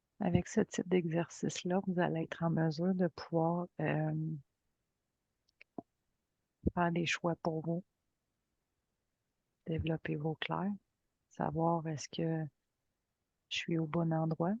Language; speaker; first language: French; native; French